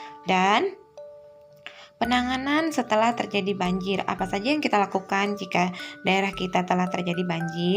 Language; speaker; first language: Indonesian; native; Indonesian